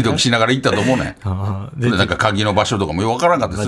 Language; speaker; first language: Japanese; native; Japanese